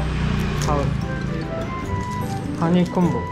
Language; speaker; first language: English; non-native, learner; Japanese